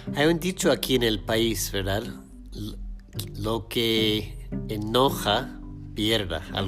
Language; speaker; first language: Spanish; non-native, fluent; English